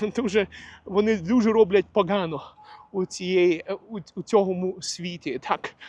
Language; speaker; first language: Ukrainian; non-native, local second language; Russian